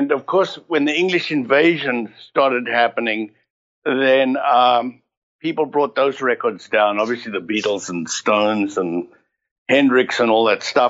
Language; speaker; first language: English; native; English